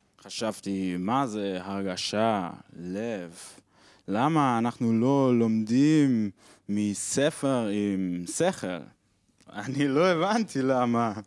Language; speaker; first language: Hebrew; non-native, learner; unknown